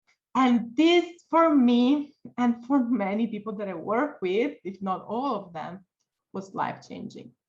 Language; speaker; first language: English; non-native, fluent; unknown